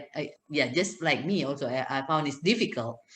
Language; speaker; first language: English; non-native, fluent; Indonesian